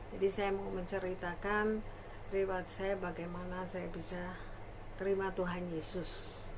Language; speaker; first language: Indonesian; early bilingual, other home language; Sindhi